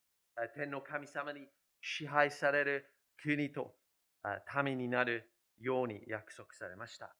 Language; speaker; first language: Japanese; non-native, fluent; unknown